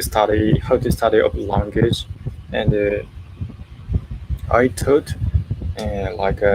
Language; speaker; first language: English; non-native, learner; Japanese